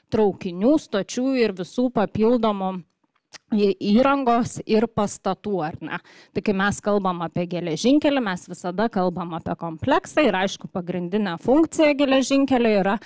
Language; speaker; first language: Lithuanian; native; Lithuanian